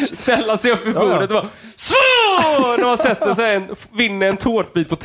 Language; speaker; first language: Swedish; native; Swedish